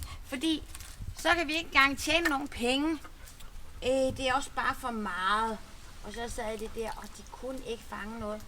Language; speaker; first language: Danish; native; Danish